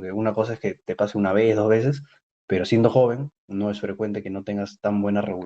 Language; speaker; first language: Spanish; native; Spanish